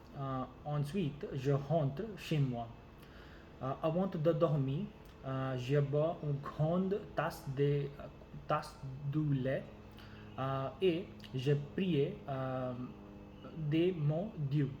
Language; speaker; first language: French; non-native, learner; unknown